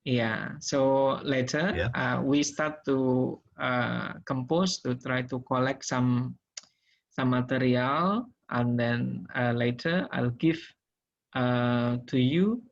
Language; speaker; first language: English; non-native, learner; Indonesian